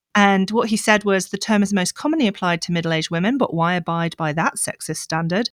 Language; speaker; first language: English; native; English